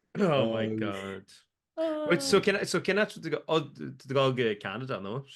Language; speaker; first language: Irish; native; Irish